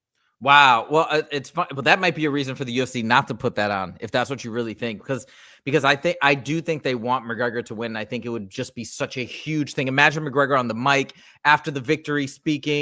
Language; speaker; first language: English; native; English